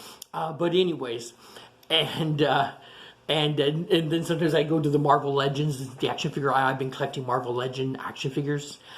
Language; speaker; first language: English; native; English